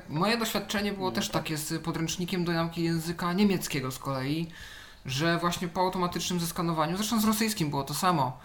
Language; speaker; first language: Polish; native; Polish